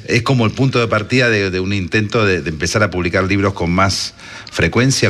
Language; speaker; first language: Spanish; native; Spanish